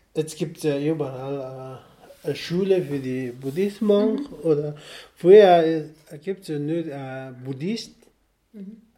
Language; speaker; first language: German; non-native, fluent; Nepali